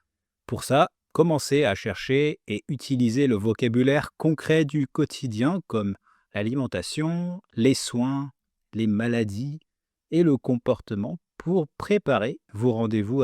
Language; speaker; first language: French; native; French